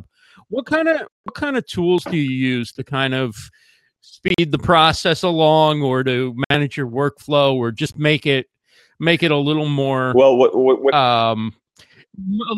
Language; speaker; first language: English; native; English